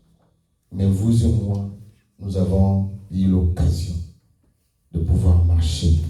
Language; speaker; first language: French; non-native, local second language; Lingala